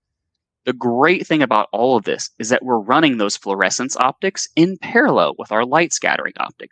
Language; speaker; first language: English; native; English